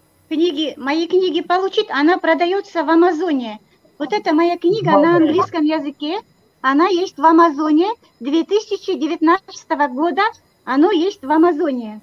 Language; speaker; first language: Russian; non-native, local second language; Kyrgyz